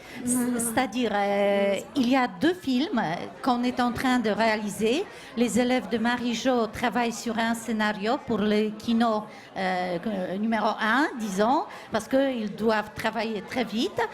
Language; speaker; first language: French; non-native, fluent; Polish